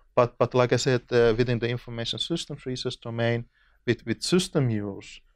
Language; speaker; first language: English; non-native, fluent; Finnish